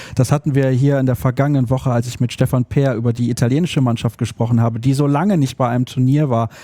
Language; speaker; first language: German; native; German